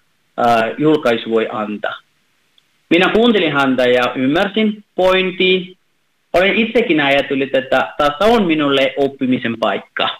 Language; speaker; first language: Finnish; non-native, fluent; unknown